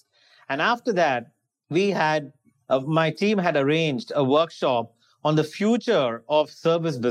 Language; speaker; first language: English; non-native, local second language; Tamil